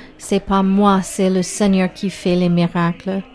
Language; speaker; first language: French; non-native, learner; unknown